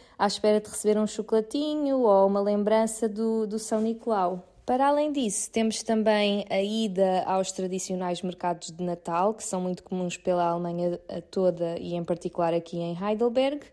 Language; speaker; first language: Portuguese; native; Portuguese